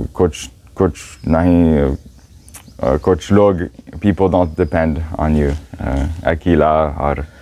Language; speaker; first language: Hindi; non-native, learner; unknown